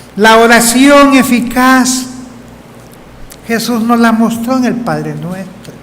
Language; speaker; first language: Spanish; native; Spanish